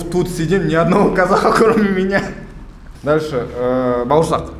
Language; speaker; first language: Russian; native; Russian